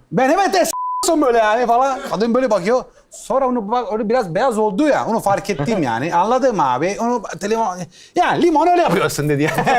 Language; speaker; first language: Turkish; non-native, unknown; Italian